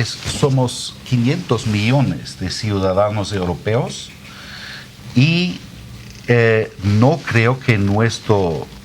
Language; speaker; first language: Spanish; non-native, fluent; German